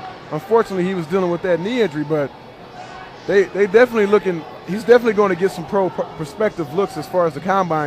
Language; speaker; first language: English; native; English